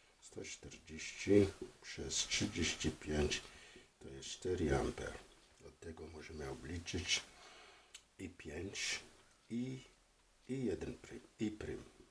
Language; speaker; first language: Polish; non-native, fluent; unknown